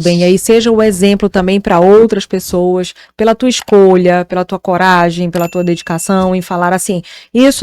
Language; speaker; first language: Portuguese; native; Portuguese